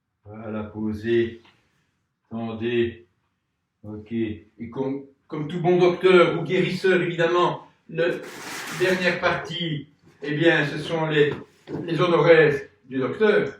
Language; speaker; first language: French; native; French